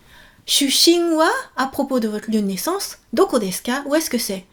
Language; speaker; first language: French; native; French